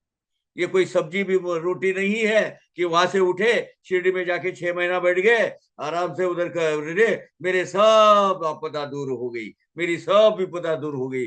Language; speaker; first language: Hindi; native; Hindi